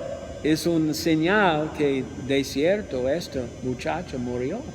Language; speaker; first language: Spanish; non-native, learner; English